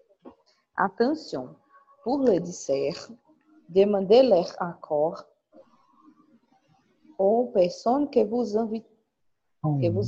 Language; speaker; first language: French; non-native, learner; Portuguese